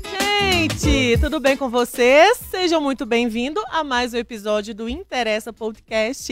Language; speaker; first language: Portuguese; native; Portuguese